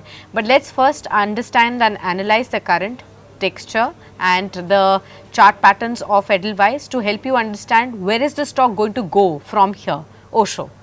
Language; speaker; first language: English; non-native, local second language; Hindi